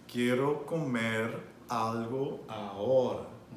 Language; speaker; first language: Spanish; non-native, fluent; English